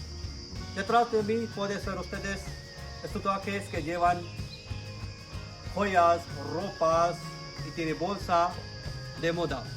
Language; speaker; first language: Spanish; non-native, learner; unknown